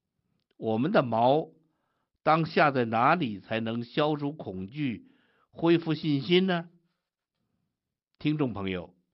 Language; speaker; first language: Chinese; native; Chinese